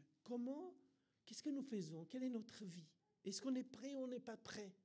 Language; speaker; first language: French; non-native, fluent; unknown